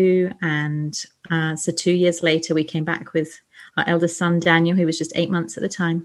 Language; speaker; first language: English; native; English